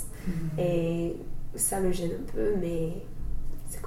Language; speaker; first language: French; non-native, learner; English